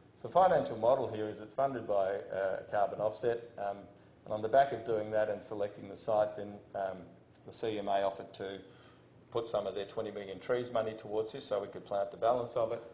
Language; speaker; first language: English; native; English